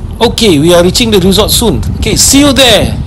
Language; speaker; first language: English; non-native, local second language; Malay